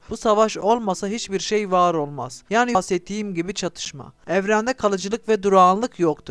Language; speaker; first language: Turkish; native; Turkish